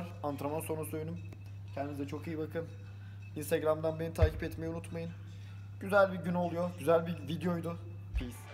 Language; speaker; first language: Turkish; native; Turkish